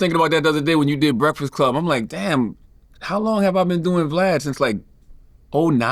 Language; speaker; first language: English; native; English